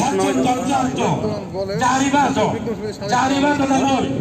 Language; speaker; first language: Italian; non-native, fluent; Bangla